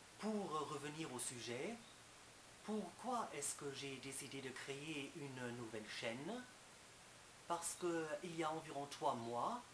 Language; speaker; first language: French; non-native, fluent; German